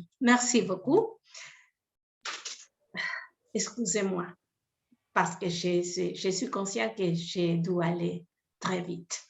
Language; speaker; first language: French; non-native, fluent; Spanish